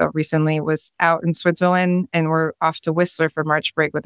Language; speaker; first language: English; non-native, fluent; French